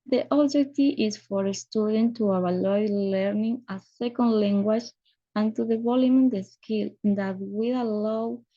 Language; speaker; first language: English; non-native, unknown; Spanish